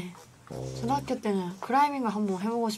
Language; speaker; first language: Korean; non-native, learner; Japanese